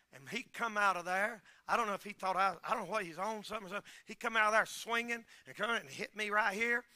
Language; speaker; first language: English; native; English